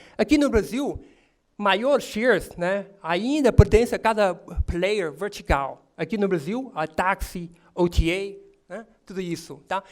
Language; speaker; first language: Portuguese; non-native, fluent; Chinese